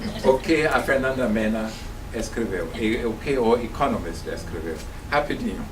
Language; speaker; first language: Portuguese; non-native, fluent; German